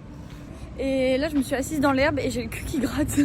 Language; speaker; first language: French; native; French